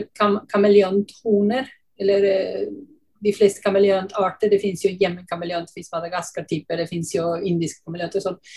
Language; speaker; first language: Norwegian; non-native, fluent; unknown